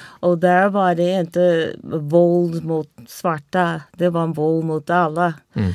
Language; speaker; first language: Swedish; non-native, fluent; English